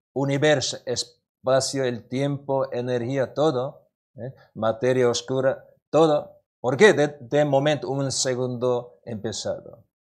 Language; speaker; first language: Spanish; non-native, learner; Korean